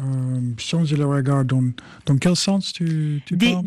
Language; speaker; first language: French; non-native, fluent; English